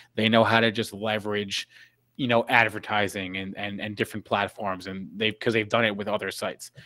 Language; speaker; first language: English; native; English